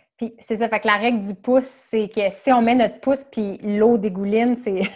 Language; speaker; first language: French; native; French